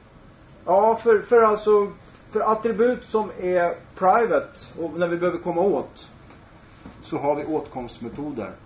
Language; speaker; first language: Swedish; native; Swedish